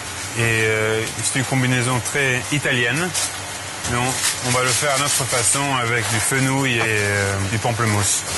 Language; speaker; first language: French; non-native, fluent; Swedish